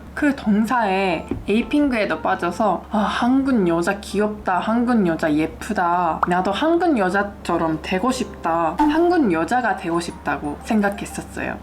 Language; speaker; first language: Korean; non-native, fluent; Japanese